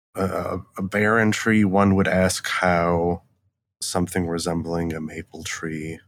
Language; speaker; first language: English; native; English